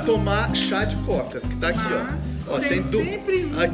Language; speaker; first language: Portuguese; native; Portuguese